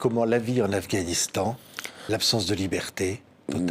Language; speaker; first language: French; native; French